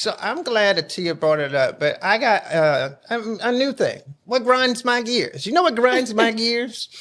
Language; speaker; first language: English; native; English